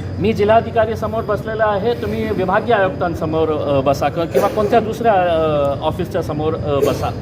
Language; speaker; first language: Marathi; non-native, local second language; Urdu